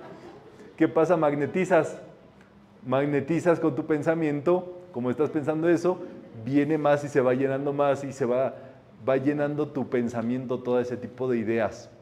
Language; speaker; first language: Spanish; native; Spanish